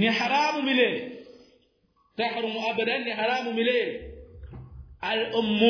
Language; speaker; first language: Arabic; non-native, fluent; Swahili